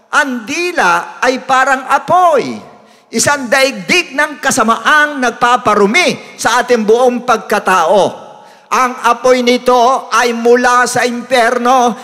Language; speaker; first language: Filipino; native; Filipino